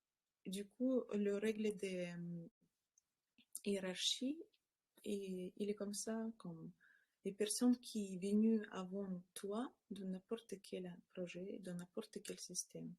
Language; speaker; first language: French; non-native, learner; Russian